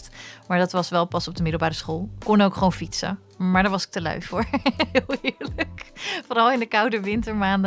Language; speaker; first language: Dutch; native; Dutch